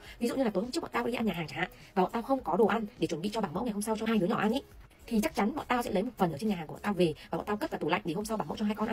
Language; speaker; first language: Vietnamese; native; Vietnamese